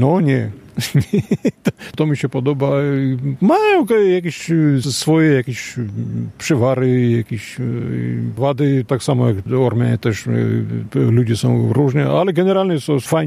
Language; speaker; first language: Polish; non-native, fluent; Armenian